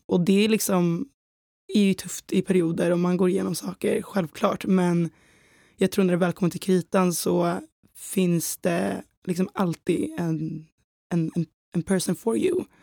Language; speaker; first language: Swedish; native; Swedish